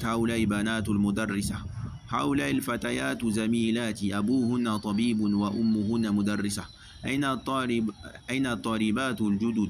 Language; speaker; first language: Arabic; non-native, fluent; French